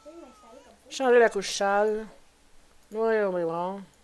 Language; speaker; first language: French; native; French